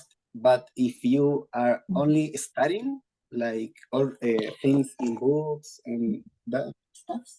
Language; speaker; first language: English; non-native, learner; Spanish